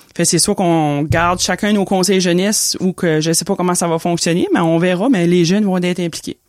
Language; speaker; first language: French; native; French